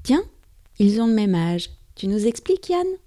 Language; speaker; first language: French; native; French